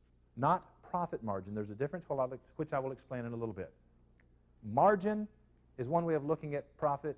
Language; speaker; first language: English; native; English